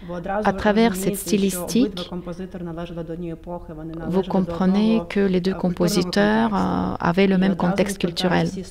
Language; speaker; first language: French; non-native, fluent; Ukrainian